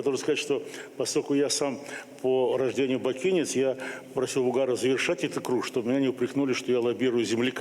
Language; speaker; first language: Russian; native; Russian